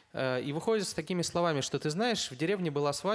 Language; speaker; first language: Russian; native; Russian